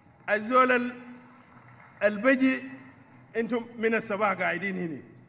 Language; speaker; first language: Arabic; non-native, local second language; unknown